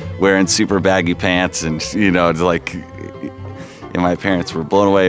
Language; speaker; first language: English; native; English